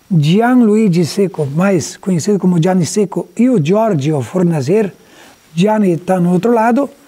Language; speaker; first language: Portuguese; native; Portuguese